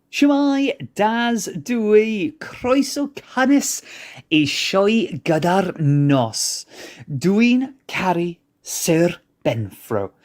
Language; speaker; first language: Welsh; non-native, learner; English